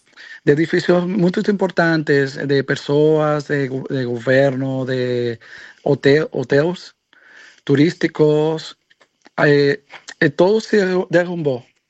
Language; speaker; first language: Portuguese; non-native, learner; Spanish